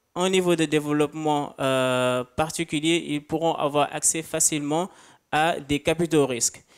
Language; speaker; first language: French; non-native, local second language; Wolof